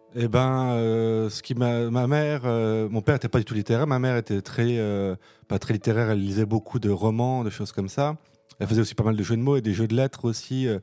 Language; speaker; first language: French; native; French